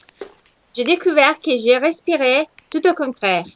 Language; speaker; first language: French; non-native, learner; Italian